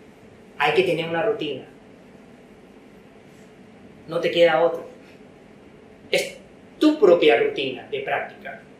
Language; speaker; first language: Spanish; non-native, fluent; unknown